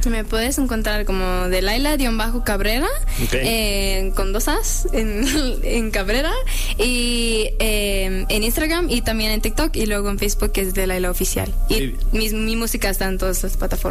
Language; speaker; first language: Spanish; early bilingual, heritage; English